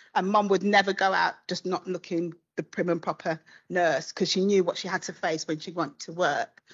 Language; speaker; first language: English; native; English